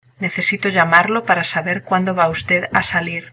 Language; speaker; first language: Spanish; non-native, learner; English